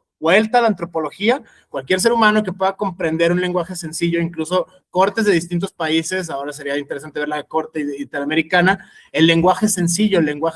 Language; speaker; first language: Spanish; native; Spanish